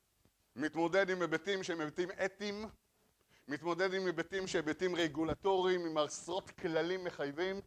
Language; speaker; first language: Hebrew; native; Hebrew